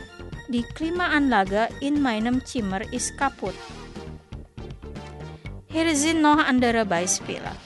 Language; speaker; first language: German; non-native, fluent; Indonesian